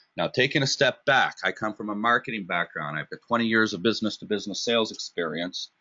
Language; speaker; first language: English; native; English